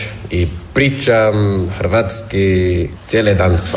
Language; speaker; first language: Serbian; non-native, learner; English